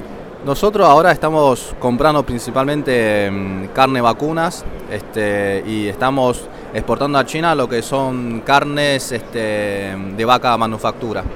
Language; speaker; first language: Spanish; non-native, fluent; Chinese